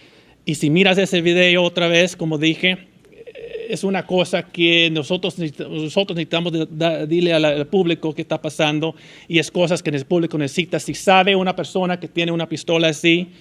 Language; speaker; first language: Spanish; early bilingual, heritage; Spanish